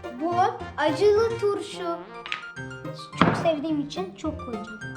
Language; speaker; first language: Turkish; early bilingual, heritage; Turkish